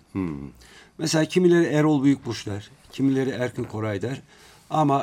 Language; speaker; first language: Turkish; native; Turkish